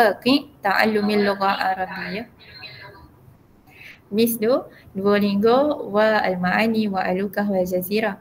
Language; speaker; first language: Arabic; non-native, learner; Malay